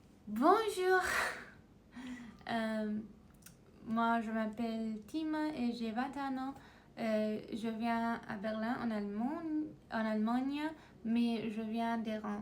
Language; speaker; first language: French; non-native, learner; Persian